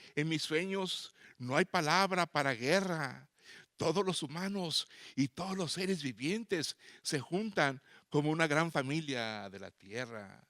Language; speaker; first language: Spanish; native; Spanish